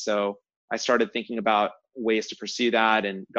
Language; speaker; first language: English; native; English